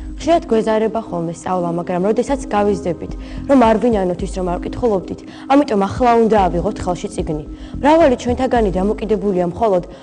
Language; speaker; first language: Georgian; non-native, local second language; Svan